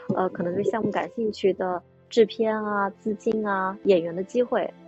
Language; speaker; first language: Chinese; native; Chinese